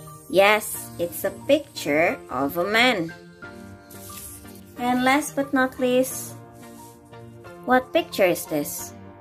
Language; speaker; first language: English; non-native, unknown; Indonesian